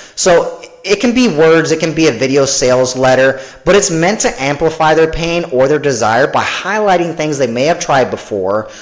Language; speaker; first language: English; native; English